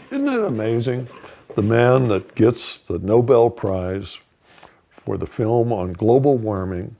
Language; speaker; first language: English; native; English